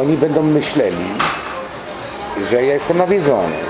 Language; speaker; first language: Polish; native; Polish